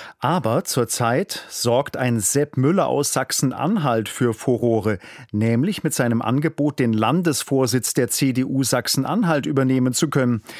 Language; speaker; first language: German; native; German